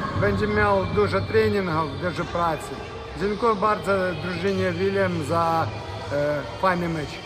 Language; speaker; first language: Polish; non-native, learner; Ukrainian